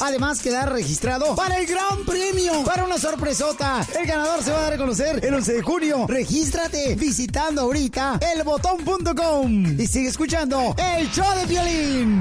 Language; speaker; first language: Spanish; native; Spanish